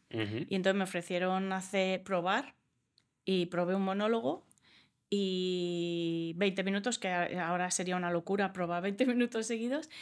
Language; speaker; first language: Spanish; early bilingual, other home language; English